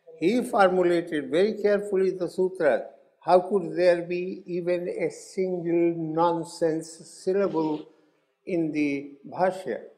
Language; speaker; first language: English; non-native, local second language; Hindi